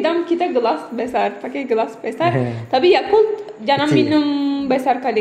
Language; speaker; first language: Indonesian; non-native, learner; Turkish